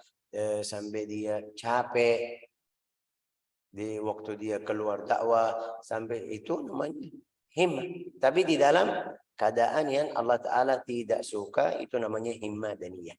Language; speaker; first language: Indonesian; non-native, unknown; Arabic